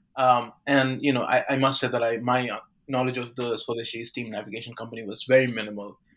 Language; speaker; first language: English; non-native, local second language; Bangla